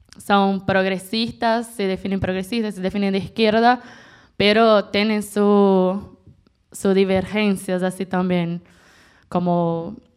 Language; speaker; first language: Spanish; non-native, fluent; Portuguese